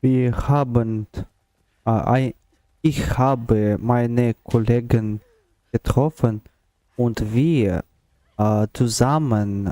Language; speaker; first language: German; non-native, learner; Russian